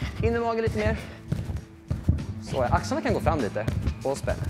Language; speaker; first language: Swedish; native; Swedish